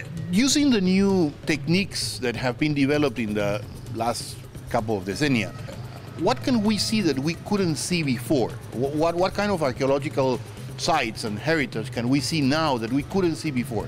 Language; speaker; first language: English; non-native, fluent; Spanish